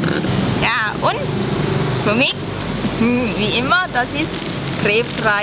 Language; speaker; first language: German; non-native, fluent; Thai